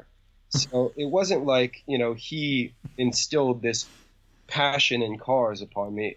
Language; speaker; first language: English; native; English